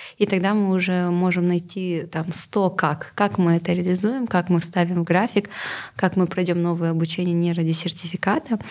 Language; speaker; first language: Russian; non-native, local second language; Kazakh